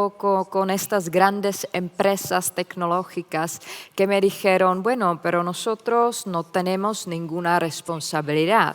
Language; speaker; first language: Spanish; non-native, fluent; Czech